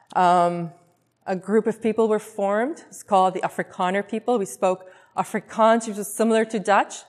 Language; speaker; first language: English; non-native, local second language; Afrikaans